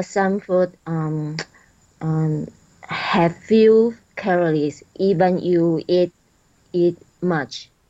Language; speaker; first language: English; non-native, learner; Chinese